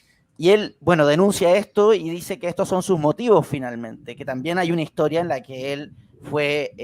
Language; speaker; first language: Spanish; native; Spanish